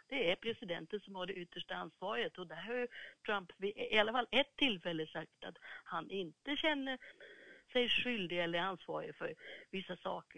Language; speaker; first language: Swedish; native; Swedish